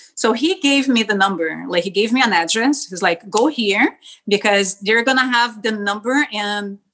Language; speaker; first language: English; non-native, fluent; Spanish